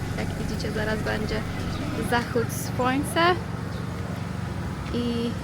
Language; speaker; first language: Polish; non-native, learner; Persian